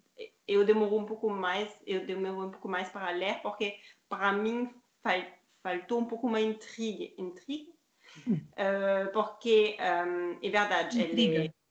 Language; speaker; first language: Portuguese; non-native, learner; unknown